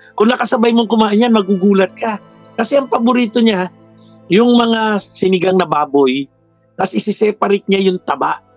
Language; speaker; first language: Filipino; native; Filipino